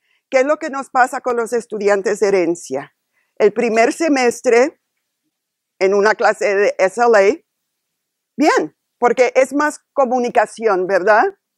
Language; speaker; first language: Spanish; early bilingual, heritage; Spanish